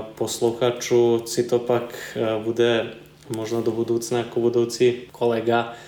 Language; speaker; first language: Czech; non-native, fluent; Serbian